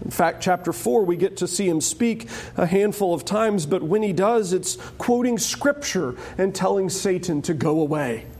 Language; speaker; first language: English; native; English